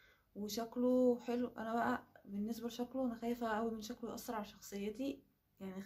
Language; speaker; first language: Arabic; native; Arabic